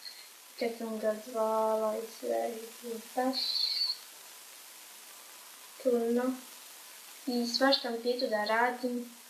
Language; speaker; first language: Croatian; early bilingual, heritage; Croatian